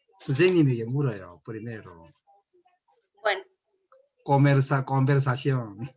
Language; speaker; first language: Spanish; non-native, learner; Korean